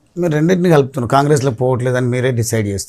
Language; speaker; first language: Telugu; native; Telugu